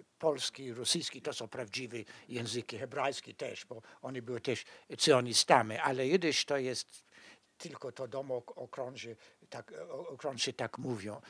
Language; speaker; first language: Polish; non-native, fluent; English